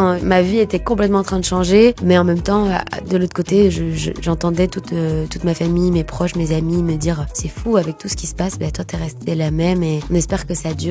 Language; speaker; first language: French; native; French